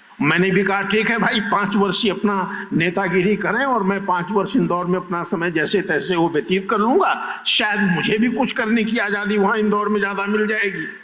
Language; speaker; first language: Hindi; native; Hindi